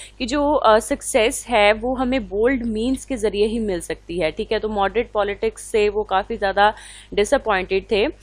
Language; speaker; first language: Hindi; non-native, local second language; Punjabi